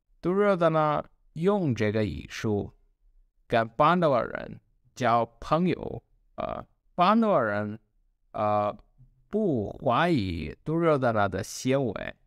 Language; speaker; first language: Chinese; non-native, learner; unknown